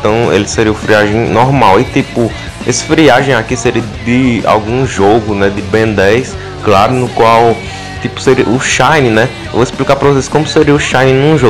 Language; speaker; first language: Portuguese; native; Portuguese